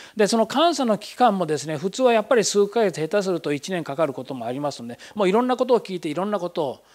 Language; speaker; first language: Japanese; native; Japanese